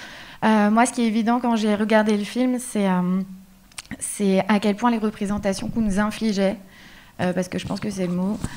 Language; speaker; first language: French; native; French